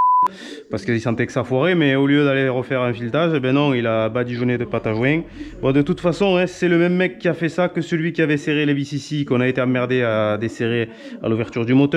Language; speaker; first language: French; native; French